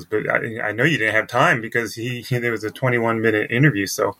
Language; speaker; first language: English; native; English